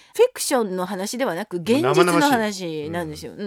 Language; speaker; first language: Japanese; non-native, fluent; Korean